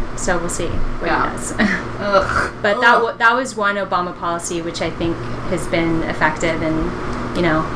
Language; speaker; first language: English; native; English